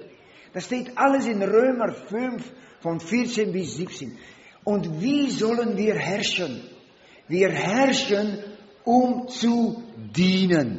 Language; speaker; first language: German; non-native, learner; Dutch